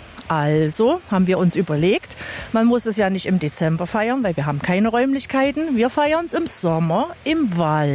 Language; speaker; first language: German; native; German